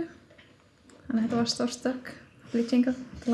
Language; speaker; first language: Icelandic; native; Icelandic